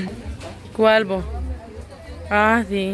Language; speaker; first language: Spanish; native; Spanish